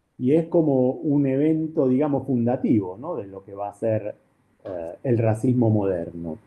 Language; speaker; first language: Spanish; native; Spanish